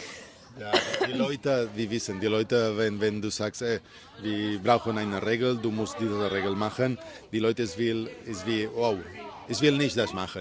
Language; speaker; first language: German; non-native, learner; Spanish